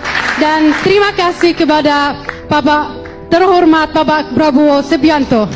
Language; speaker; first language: Indonesian; non-native, fluent; Arabic